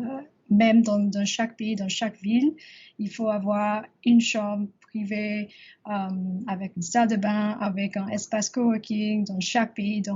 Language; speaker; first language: French; non-native, learner; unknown